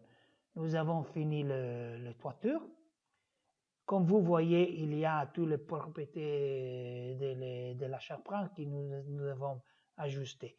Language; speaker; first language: French; non-native, fluent; Italian